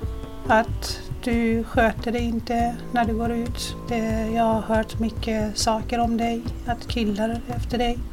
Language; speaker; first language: Swedish; non-native, fluent; Persian